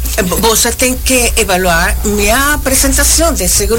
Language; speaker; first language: Portuguese; non-native, learner; Spanish